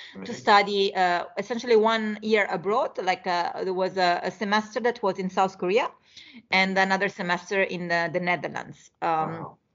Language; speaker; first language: English; non-native, fluent; Italian